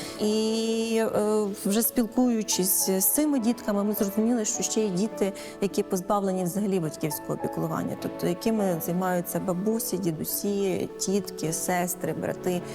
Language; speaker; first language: Ukrainian; native; Ukrainian